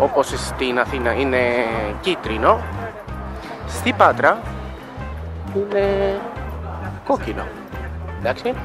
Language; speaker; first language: Greek; non-native, learner; Spanish